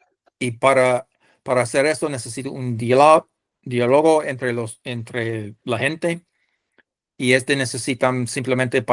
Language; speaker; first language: Spanish; non-native, fluent; English